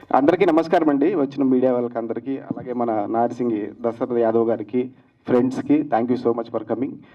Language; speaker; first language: Telugu; native; Telugu